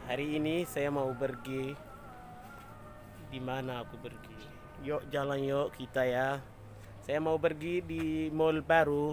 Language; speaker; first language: Indonesian; non-native, learner; Somali